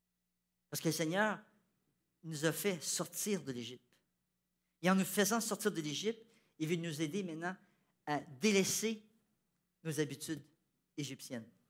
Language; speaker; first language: French; native; French